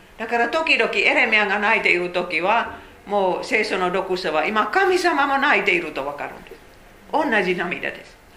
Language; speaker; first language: Japanese; non-native, fluent; Finnish